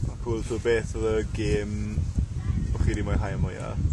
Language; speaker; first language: Welsh; non-native, local second language; English